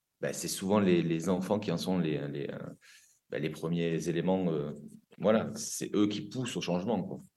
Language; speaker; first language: French; native; French